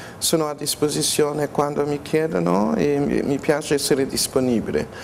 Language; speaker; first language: Italian; non-native, fluent; French